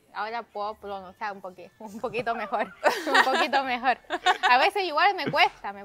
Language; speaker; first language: Spanish; non-native, fluent; Chinese